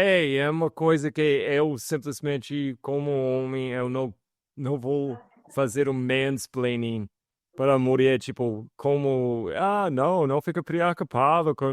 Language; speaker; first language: Portuguese; non-native, fluent; English